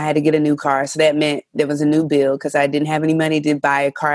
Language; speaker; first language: English; native; English